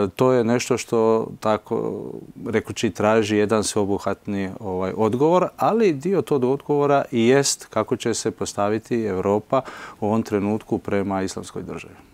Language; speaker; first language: Croatian; early bilingual, heritage; Croatian